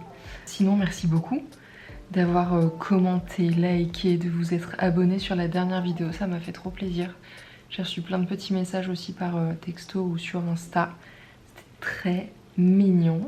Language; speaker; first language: French; native; French